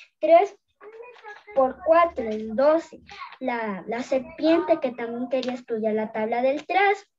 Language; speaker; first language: Spanish; native; Spanish